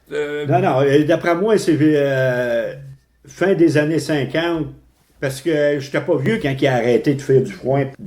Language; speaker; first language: French; native; French